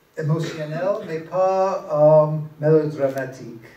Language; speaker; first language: French; non-native, learner; English